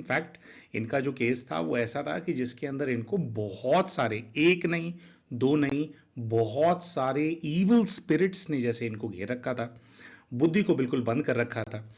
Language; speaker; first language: Hindi; native; Hindi